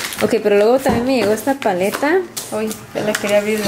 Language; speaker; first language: Spanish; early bilingual, heritage; Spanish